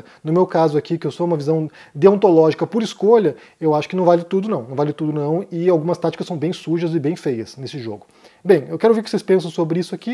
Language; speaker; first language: Portuguese; native; Portuguese